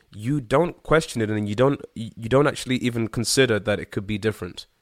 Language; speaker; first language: English; early bilingual, other home language; Shona